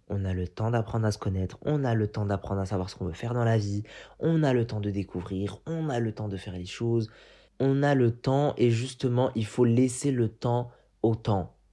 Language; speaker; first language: French; non-native, local second language; Arabic